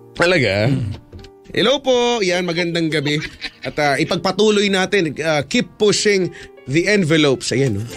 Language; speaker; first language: Filipino; native; Filipino